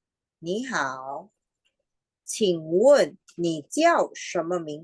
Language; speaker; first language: Chinese; non-native, fluent; Filipino